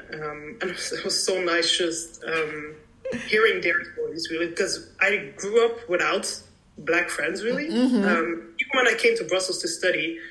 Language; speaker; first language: English; early bilingual, heritage; English